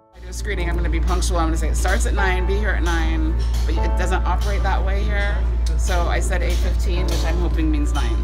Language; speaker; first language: English; native; English